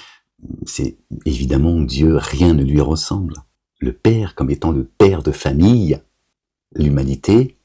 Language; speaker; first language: French; native; French